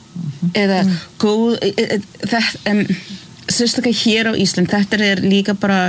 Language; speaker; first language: Icelandic; early bilingual, other home language; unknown